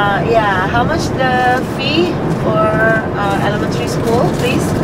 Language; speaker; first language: English; non-native, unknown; Indonesian